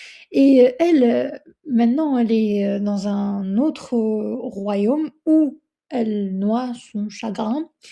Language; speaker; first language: French; native; French